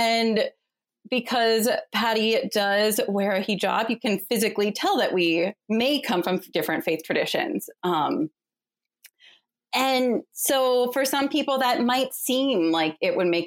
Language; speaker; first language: English; native; English